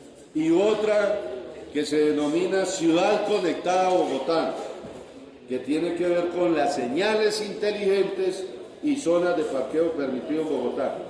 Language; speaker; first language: Spanish; native; Spanish